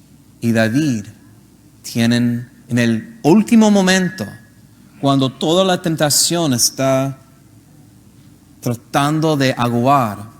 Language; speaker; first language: Spanish; non-native, learner; English